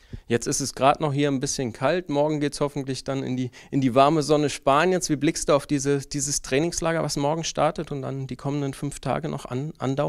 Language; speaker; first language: German; native; German